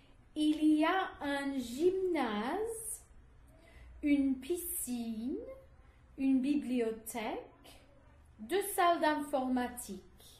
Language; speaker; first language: French; non-native, learner; English